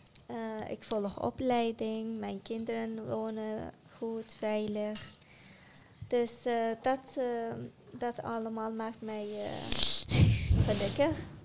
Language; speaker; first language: Dutch; non-native, fluent; Arabic